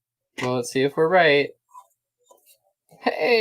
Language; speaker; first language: English; native; English